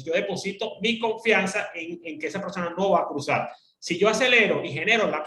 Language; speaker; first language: Spanish; native; Spanish